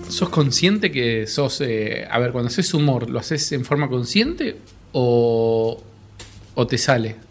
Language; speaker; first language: Spanish; native; Spanish